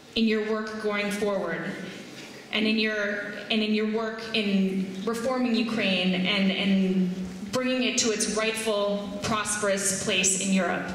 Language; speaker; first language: English; native; English